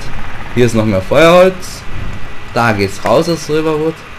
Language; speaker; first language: German; native; German